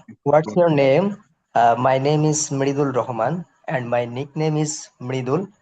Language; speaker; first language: English; non-native, learner; Bangla